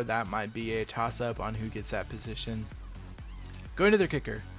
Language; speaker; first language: English; native; English